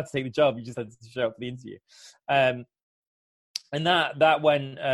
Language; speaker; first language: English; native; English